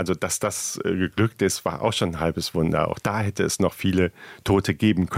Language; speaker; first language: German; native; German